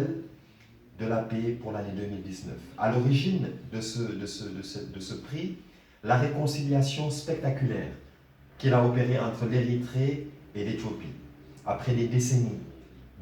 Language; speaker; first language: French; non-native, local second language; Wolof